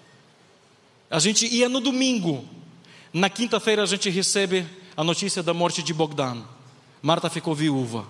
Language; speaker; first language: Portuguese; non-native, fluent; Ukrainian